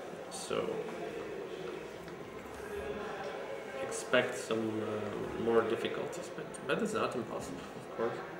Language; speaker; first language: English; non-native, fluent; Polish